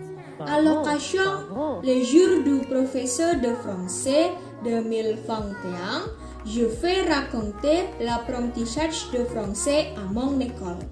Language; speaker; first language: French; non-native, learner; Indonesian